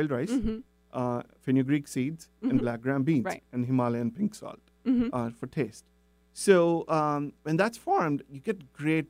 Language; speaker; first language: English; non-native, local second language; Telugu